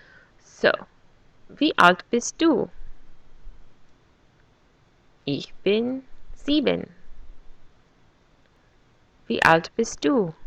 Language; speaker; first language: German; non-native, fluent; English